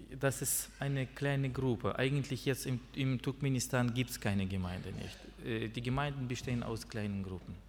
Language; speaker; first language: German; non-native, learner; Russian